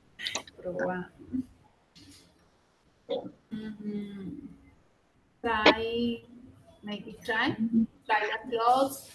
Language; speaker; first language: English; non-native, learner; Spanish